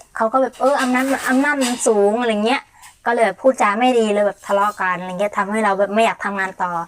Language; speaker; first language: Thai; non-native, fluent; Mon